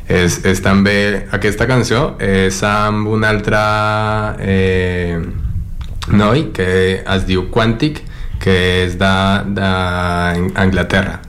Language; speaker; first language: Catalan; non-native, learner; Spanish